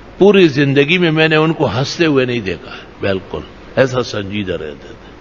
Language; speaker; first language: Urdu; non-native, local second language; Pashto